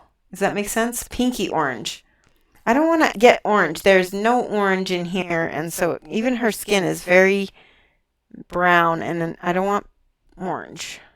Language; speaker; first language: English; native; English